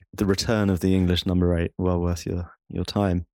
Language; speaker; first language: English; native; English